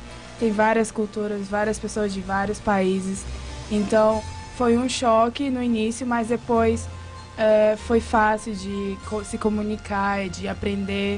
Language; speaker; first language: Portuguese; early bilingual, other home language; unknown